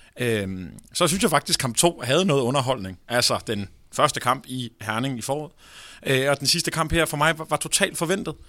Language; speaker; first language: Danish; native; Danish